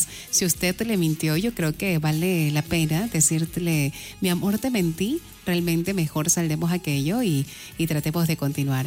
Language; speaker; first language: Spanish; native; Spanish